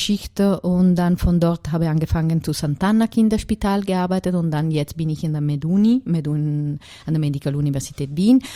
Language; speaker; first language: German; non-native, fluent; Italian